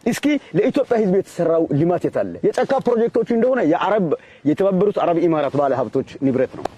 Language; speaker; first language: Amharic; non-native, local second language; Afar